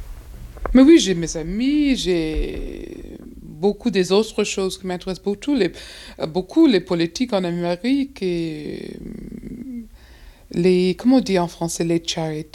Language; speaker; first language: French; non-native, fluent; English